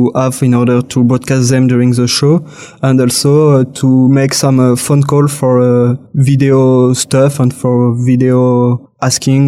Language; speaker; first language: English; non-native, fluent; French